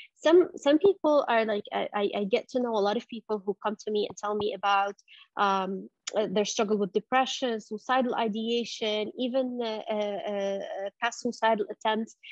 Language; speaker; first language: English; non-native, fluent; Arabic